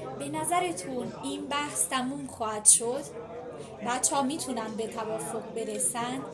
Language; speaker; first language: Persian; non-native, fluent; Italian